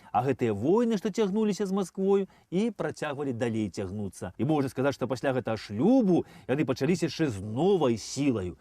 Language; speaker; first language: Belarusian; native; Belarusian